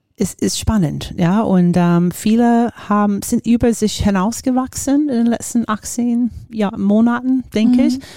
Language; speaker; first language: German; non-native, fluent; English